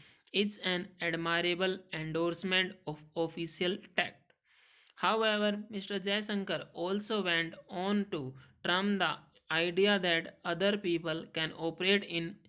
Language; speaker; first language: English; non-native, local second language; Hindi